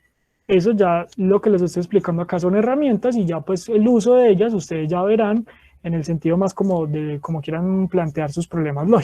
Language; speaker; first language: Spanish; native; Spanish